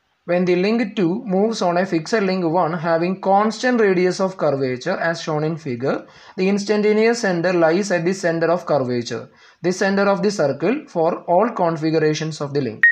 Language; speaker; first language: English; non-native, local second language; Malayalam